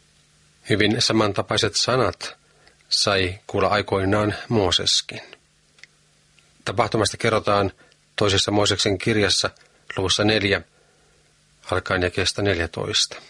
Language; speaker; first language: Finnish; native; Finnish